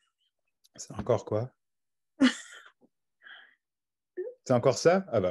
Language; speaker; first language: French; native; French